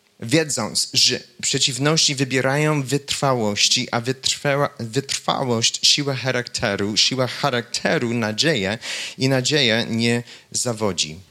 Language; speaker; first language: Polish; non-native, fluent; English